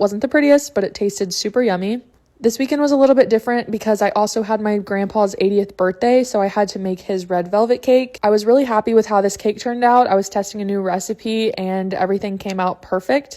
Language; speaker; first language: English; native; English